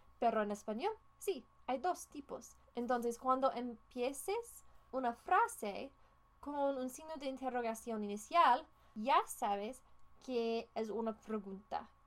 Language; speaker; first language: Spanish; non-native, fluent; English